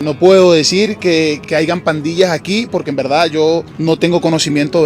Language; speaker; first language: Spanish; native; Spanish